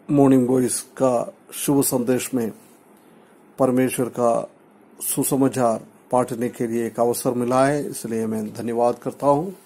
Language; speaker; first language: Hindi; non-native, local second language; Malayalam